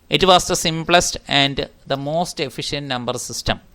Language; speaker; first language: English; non-native, local second language; Malayalam